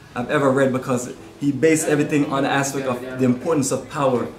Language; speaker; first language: English; native; English